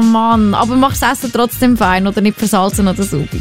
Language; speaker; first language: German; native; German